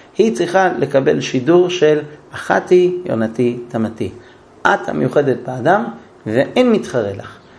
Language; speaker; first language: Hebrew; native; Hebrew